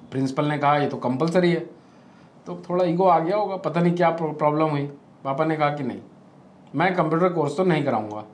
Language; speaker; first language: Hindi; native; Hindi